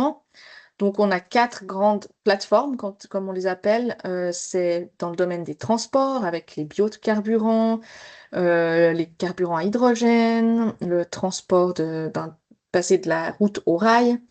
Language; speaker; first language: French; native; French